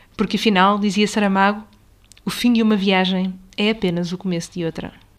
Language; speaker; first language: Portuguese; native; Portuguese